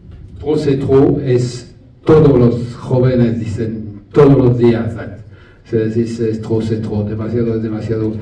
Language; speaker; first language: Spanish; non-native, learner; French